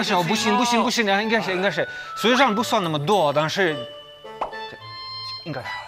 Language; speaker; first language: Chinese; non-native, learner; English